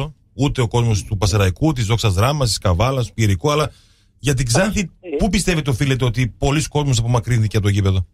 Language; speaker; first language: Greek; native; Greek